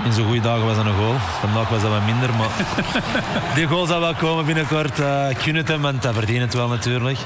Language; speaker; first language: Dutch; native; Dutch